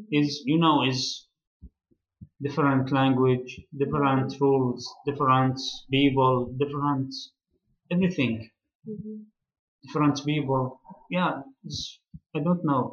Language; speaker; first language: English; non-native, learner; Arabic